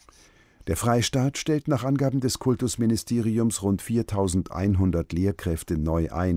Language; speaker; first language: German; native; German